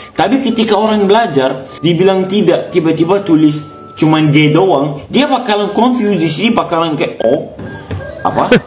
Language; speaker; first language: Indonesian; non-native, fluent; Arabic